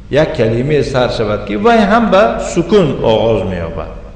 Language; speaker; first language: Persian; native; Persian